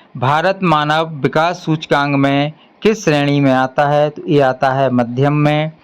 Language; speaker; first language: Hindi; native; Hindi